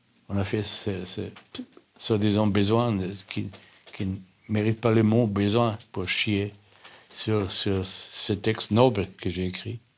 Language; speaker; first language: French; non-native, fluent; German